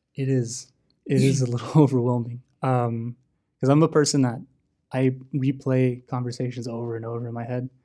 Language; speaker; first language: English; native; English